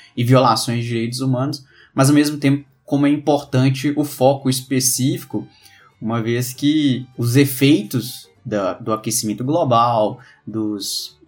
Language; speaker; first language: Portuguese; native; Portuguese